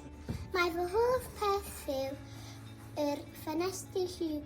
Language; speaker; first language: Welsh; non-native, local second language; English